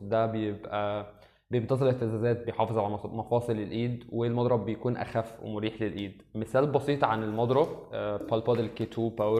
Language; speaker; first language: Arabic; native; Arabic